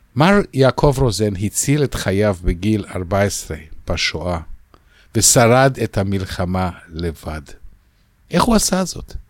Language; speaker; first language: Hebrew; non-native, fluent; English